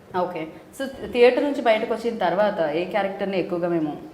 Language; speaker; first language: Telugu; native; Telugu